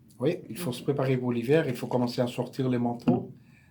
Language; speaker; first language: French; native; French